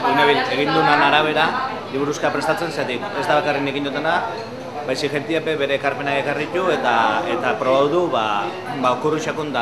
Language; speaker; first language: Basque; native; Basque